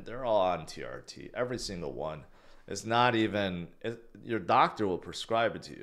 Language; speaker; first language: English; native; English